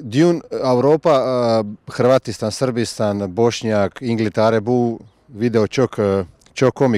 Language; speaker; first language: Turkish; non-native, learner; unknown